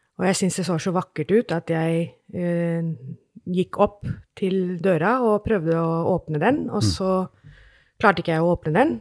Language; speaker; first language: Norwegian; non-native, fluent; English